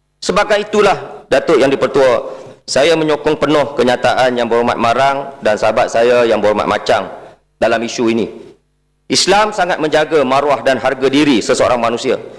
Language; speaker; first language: Malay; native; Malay